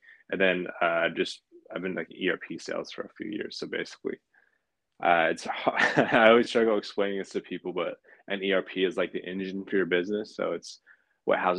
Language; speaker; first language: English; native; English